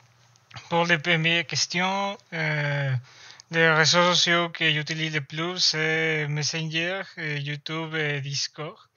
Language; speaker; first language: French; non-native, learner; Spanish